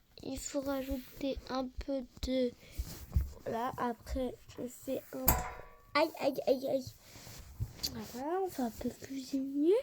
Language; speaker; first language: French; native; French